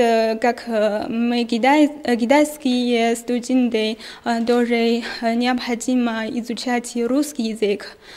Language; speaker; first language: Russian; non-native, learner; Chinese